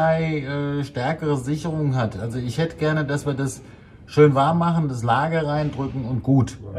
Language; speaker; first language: German; native; German